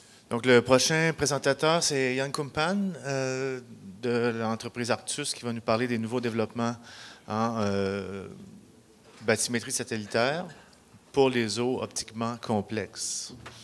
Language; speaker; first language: French; native; French